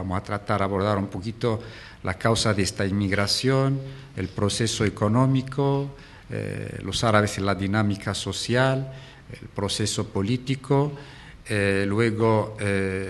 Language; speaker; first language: Spanish; non-native, fluent; Arabic